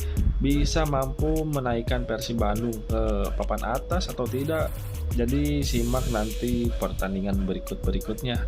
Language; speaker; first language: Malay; non-native, local second language; Sundanese